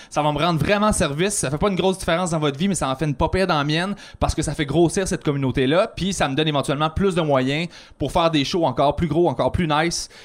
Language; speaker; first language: French; native; French